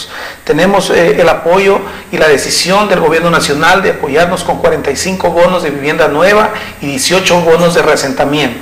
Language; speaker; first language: Spanish; native; Spanish